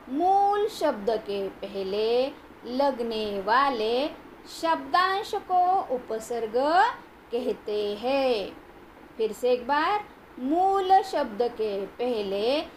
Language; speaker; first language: Hindi; non-native, local second language; Marathi